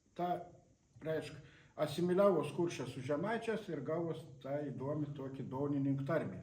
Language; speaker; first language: Lithuanian; native; Lithuanian